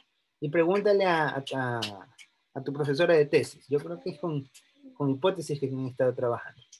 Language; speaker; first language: Spanish; native; Spanish